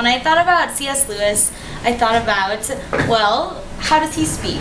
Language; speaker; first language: English; native; English